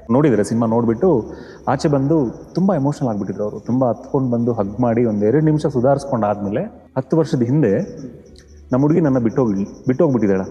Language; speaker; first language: Kannada; non-native, local second language; Telugu